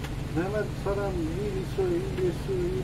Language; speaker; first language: Korean; non-native, learner; Turkish